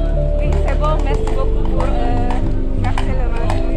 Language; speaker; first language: French; non-native, learner; Indonesian